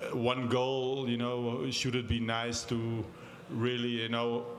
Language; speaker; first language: English; non-native, fluent; Dutch